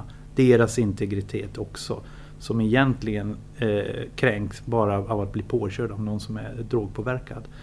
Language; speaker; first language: Swedish; native; Swedish